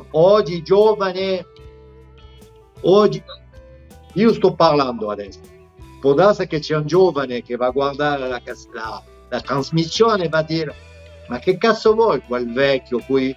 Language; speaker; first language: Italian; non-native, fluent; French